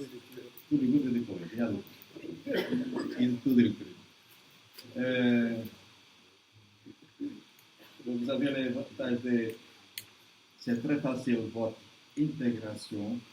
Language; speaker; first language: French; non-native, learner; Portuguese